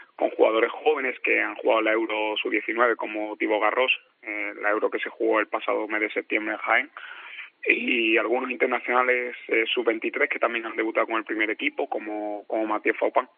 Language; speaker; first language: Spanish; native; Spanish